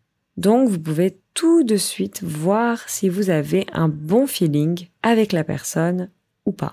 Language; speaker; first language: French; native; French